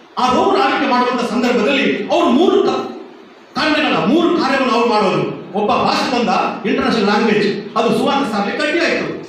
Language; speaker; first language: Kannada; non-native, local second language; Tamil